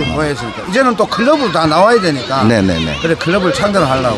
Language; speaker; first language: Korean; native; Korean